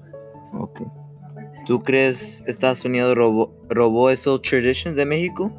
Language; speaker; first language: Spanish; early bilingual, heritage; Spanish